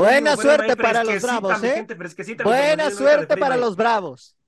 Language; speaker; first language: Spanish; native; Spanish